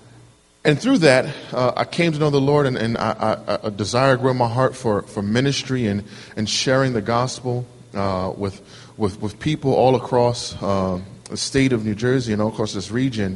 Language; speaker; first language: English; native; English